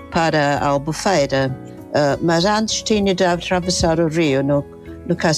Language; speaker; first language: Portuguese; non-native, fluent; English